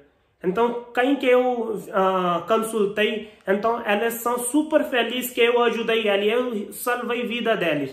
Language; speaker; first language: Portuguese; non-native, learner; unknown